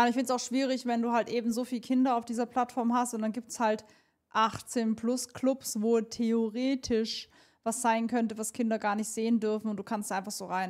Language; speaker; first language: German; native; German